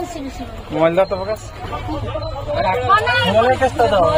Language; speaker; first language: Hindi; non-native, local second language; Odia